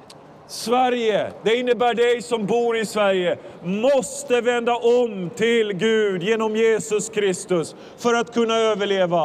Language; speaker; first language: Swedish; non-native, fluent; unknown